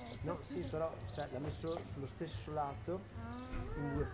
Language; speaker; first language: Italian; native; Italian